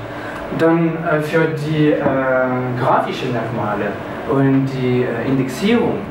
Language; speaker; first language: German; non-native, fluent; French